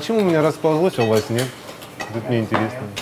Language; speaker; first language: Russian; native; Russian